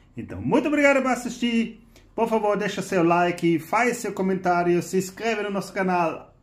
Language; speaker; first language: Portuguese; non-native, fluent; German